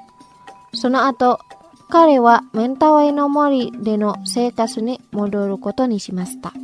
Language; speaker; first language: Japanese; non-native, fluent; Indonesian